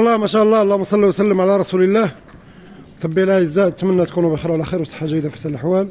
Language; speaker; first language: Arabic; native; Arabic